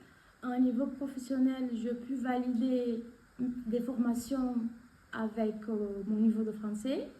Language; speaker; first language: French; non-native, fluent; Portuguese